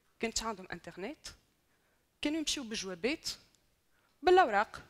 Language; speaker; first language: Arabic; native; Arabic